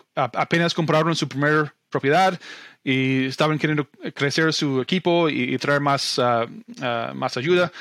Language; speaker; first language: Spanish; non-native, fluent; English